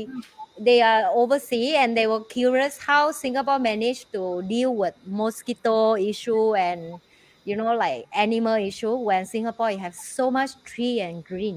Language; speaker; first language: English; non-native, fluent; Vietnamese